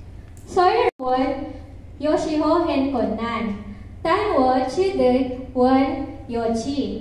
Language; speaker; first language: Chinese; non-native, learner; Filipino